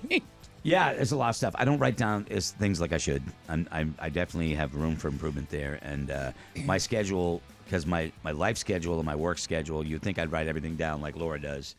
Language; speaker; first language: English; native; English